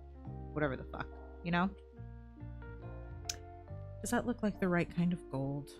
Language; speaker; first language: English; native; English